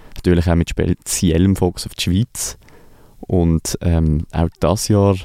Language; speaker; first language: German; native; German